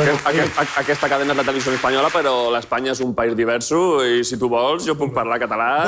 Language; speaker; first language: Catalan; non-native, local second language; Spanish